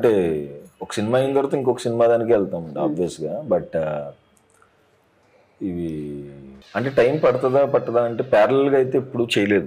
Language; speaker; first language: Telugu; native; Telugu